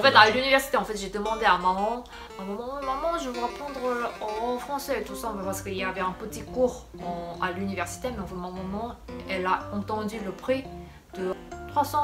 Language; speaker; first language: French; non-native, fluent; Korean